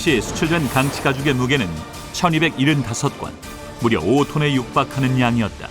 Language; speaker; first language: Korean; native; Korean